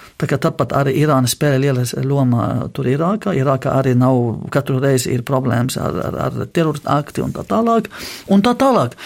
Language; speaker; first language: Latvian; non-native, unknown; Arabic